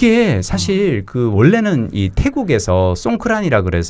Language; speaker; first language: Korean; native; Korean